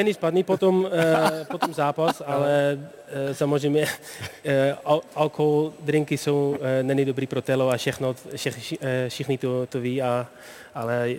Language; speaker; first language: Czech; non-native, learner; Dutch